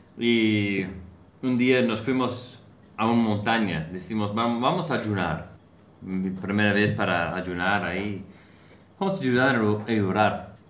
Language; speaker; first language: Spanish; non-native, learner; English